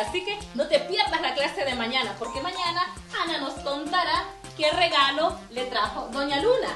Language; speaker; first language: Spanish; native; Spanish